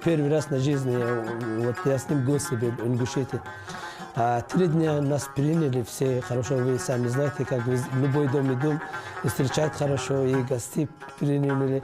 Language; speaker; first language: Russian; non-native, learner; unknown